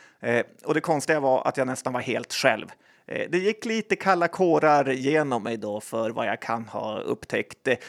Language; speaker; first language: Swedish; native; Swedish